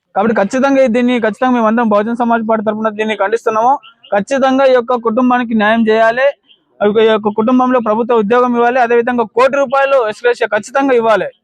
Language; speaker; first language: Telugu; native; Telugu